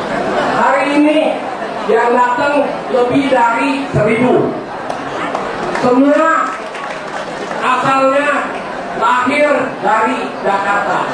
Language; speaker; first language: Indonesian; non-native, local second language; Chinese